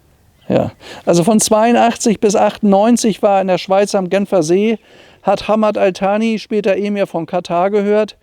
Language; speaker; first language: German; native; German